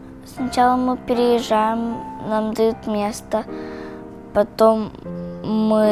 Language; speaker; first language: Russian; early bilingual, heritage; Russian